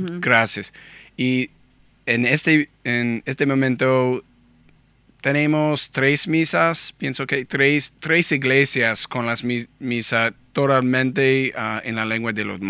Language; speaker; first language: Spanish; non-native, learner; English